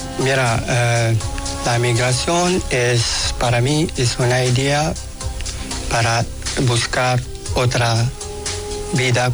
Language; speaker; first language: Spanish; non-native, learner; Arabic